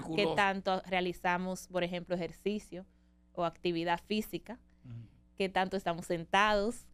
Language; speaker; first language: Spanish; native; Spanish